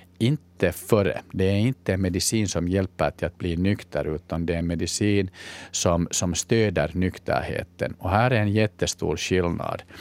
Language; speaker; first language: Swedish; native; Swedish